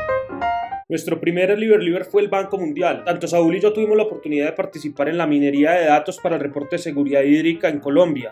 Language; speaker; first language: Spanish; native; Spanish